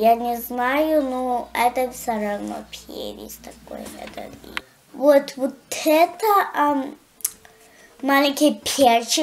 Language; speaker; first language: Russian; early bilingual, heritage; Russian